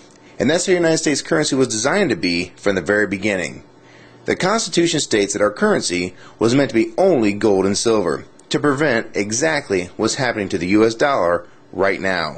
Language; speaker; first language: English; native; English